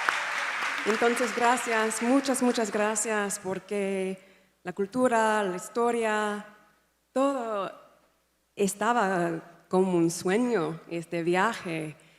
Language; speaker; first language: Spanish; non-native, learner; English